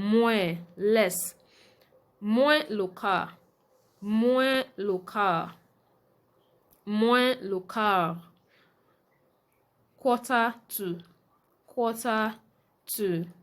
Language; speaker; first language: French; non-native, fluent; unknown